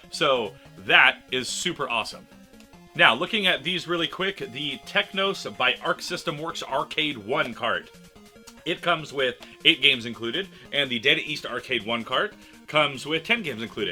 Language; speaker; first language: English; native; English